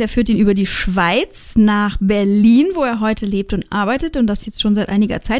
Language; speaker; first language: German; native; German